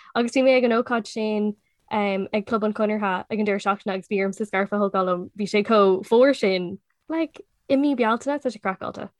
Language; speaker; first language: Irish; non-native, local second language; English